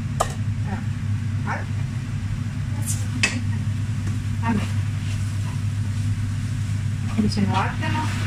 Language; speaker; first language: German; non-native, learner; Indonesian